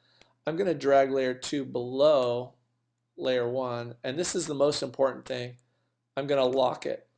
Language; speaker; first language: English; native; English